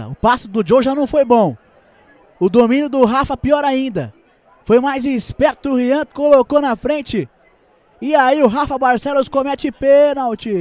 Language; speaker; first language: Portuguese; native; Portuguese